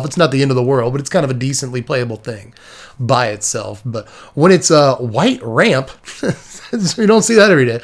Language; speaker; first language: English; native; English